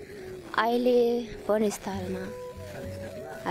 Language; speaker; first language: Nepali; non-native, local second language; Eastern Tamang